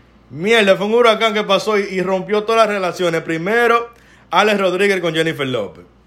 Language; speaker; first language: Spanish; early bilingual, heritage; Spanish